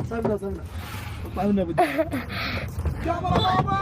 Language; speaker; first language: Arabic; native; Arabic